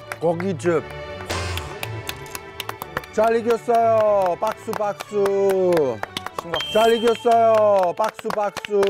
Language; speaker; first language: Korean; non-native, fluent; Italian